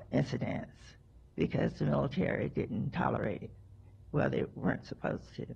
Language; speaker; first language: English; native; English